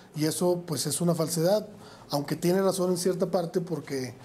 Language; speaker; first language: Spanish; native; Spanish